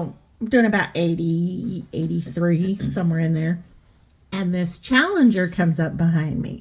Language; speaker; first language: English; native; English